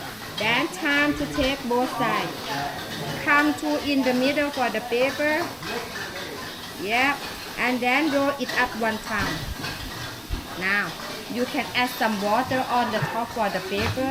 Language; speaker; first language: English; non-native, learner; Thai